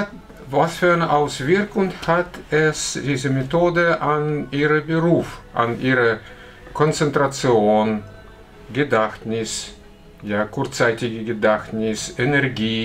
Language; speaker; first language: German; non-native, fluent; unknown